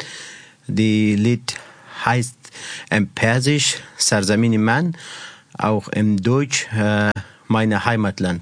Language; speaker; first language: German; non-native, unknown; Persian